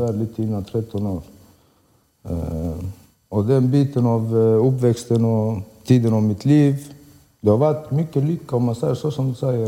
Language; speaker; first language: Swedish; early bilingual, other home language; Arabic